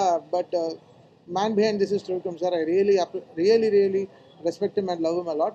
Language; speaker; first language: Telugu; native; Telugu